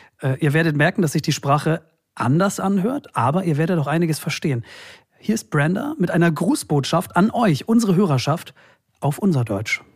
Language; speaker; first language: German; native; German